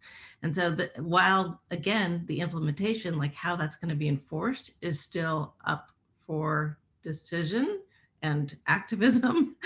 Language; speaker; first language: English; native; English